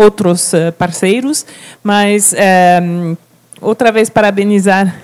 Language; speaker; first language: Portuguese; non-native, fluent; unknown